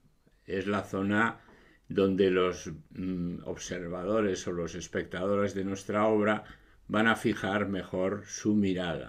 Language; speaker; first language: Spanish; native; Spanish